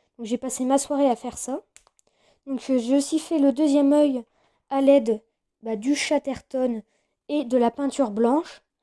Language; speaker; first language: French; native; French